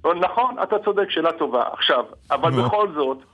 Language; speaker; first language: Hebrew; early bilingual, other home language; Arabic